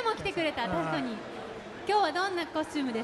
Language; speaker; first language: Japanese; native; Japanese